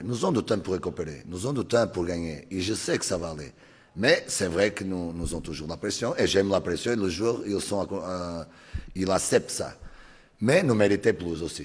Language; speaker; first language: French; non-native, learner; Portuguese